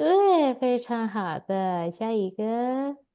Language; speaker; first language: Chinese; non-native, fluent; Indonesian